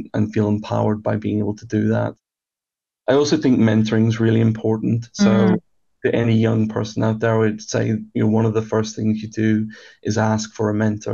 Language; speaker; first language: English; native; English